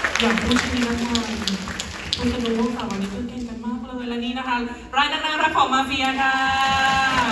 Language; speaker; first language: Thai; native; Thai